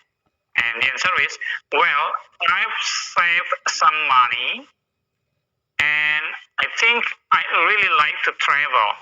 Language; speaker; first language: English; non-native, fluent; Indonesian